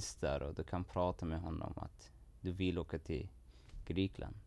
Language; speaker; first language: Swedish; non-native, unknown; Persian